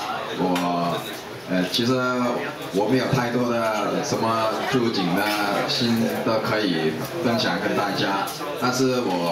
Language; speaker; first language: Chinese; non-native, local second language; Cantonese